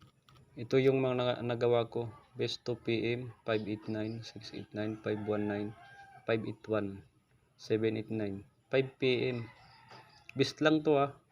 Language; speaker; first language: Filipino; non-native, local second language; Waray